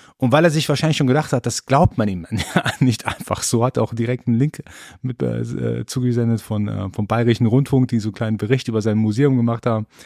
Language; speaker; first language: German; early bilingual, other home language; Persian